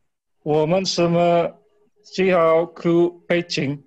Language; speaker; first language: Chinese; non-native, learner; Indonesian